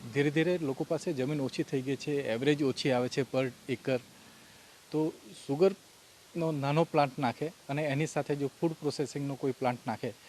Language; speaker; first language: Gujarati; native; Gujarati